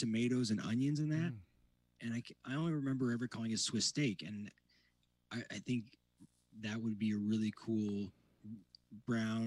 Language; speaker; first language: English; native; English